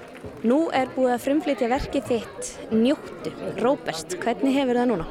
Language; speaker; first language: Icelandic; native; Icelandic